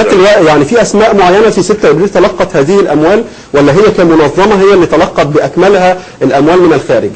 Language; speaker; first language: Arabic; native; Arabic